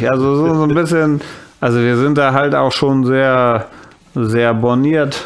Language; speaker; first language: German; native; German